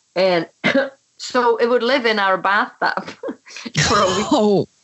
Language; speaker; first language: English; non-native, fluent; Czech